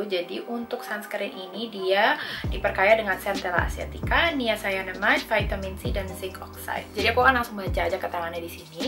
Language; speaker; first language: Indonesian; native; Indonesian